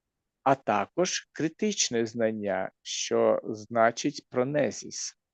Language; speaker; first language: Ukrainian; native; Ukrainian